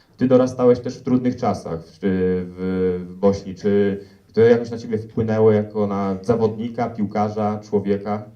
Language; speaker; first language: Polish; native; Polish